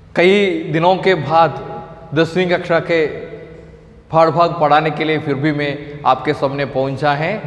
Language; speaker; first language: Hindi; non-native, local second language; Malayalam